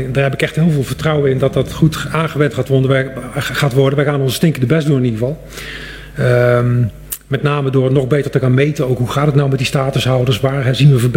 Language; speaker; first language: Dutch; native; Dutch